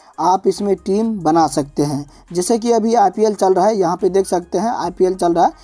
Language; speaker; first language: Hindi; native; Hindi